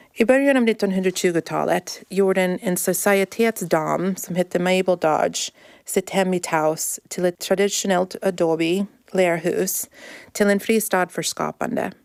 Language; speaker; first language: Swedish; early bilingual, heritage; Swedish